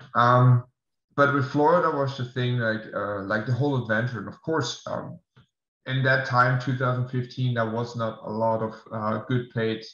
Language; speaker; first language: English; non-native, fluent; German